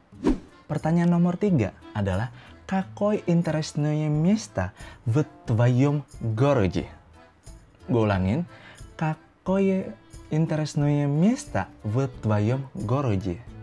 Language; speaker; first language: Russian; non-native, fluent; Indonesian